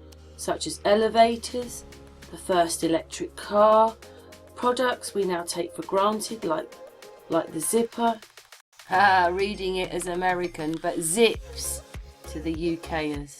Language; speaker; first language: English; native; English